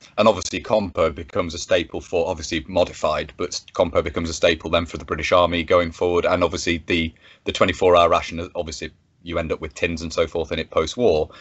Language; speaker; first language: English; native; English